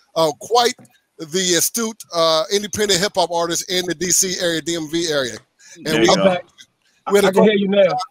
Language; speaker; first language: English; native; English